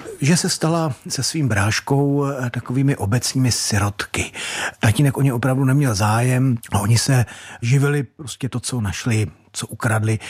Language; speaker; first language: Czech; native; Czech